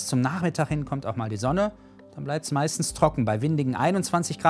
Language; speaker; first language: German; native; German